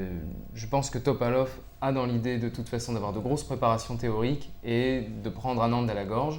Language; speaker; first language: French; native; French